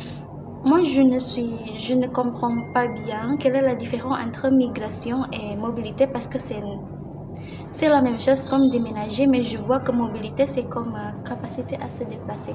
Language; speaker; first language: French; non-native, learner; Indonesian